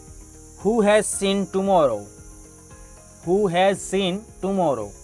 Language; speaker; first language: English; non-native, fluent; Hindi